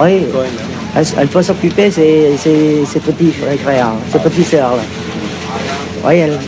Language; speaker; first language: French; non-native, fluent; Vietnamese